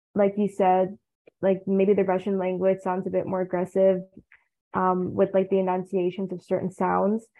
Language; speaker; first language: English; early bilingual, other home language; Tamil